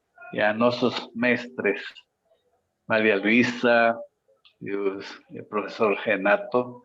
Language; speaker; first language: Portuguese; non-native, fluent; Spanish